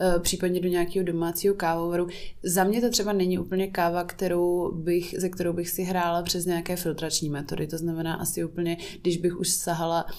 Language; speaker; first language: Czech; native; Czech